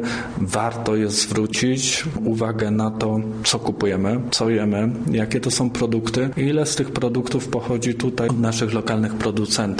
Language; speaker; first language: Polish; native; Polish